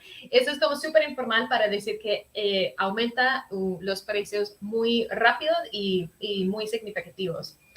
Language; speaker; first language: Spanish; early bilingual, heritage; Spanish